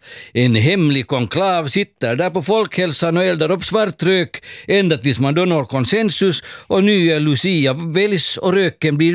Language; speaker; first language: Swedish; native; Swedish